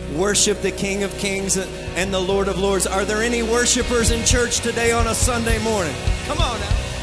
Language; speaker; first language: English; native; English